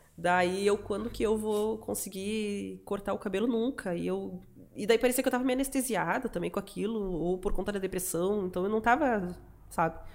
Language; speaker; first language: Portuguese; native; Portuguese